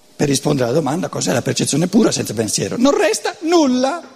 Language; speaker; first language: Italian; non-native, local second language; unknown